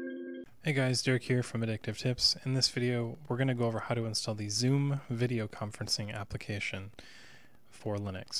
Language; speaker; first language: English; native; English